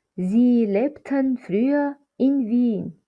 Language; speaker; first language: German; non-native, fluent; Azerbaijani